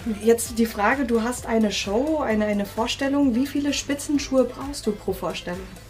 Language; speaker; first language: German; native; German